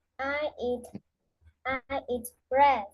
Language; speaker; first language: English; non-native, learner; Vietnamese